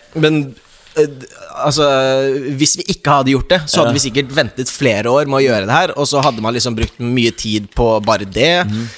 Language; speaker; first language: Norwegian; early bilingual, other home language; Romanian